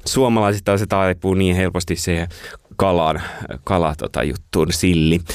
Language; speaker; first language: Finnish; native; Finnish